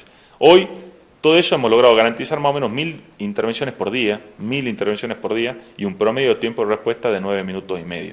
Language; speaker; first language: Spanish; native; Spanish